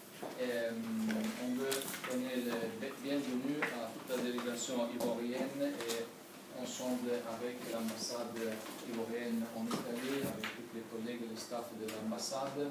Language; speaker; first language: French; non-native, learner; Italian